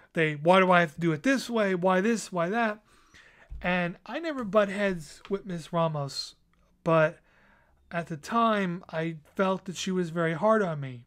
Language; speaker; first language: English; native; English